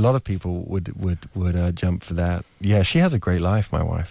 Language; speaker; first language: English; native; English